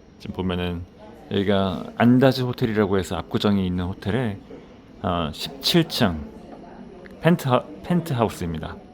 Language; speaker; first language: Korean; native; Korean